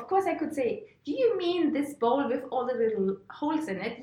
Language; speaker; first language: English; non-native, fluent; German